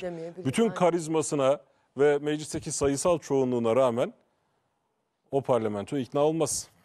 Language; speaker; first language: Turkish; native; Turkish